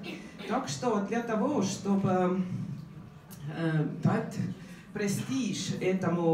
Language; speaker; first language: Russian; non-native, fluent; Estonian